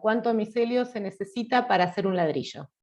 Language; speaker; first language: Spanish; native; Spanish